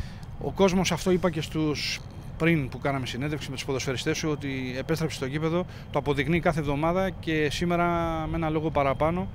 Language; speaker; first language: Greek; native; Greek